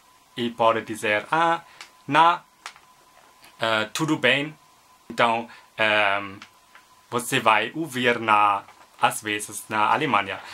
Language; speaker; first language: Portuguese; non-native, learner; German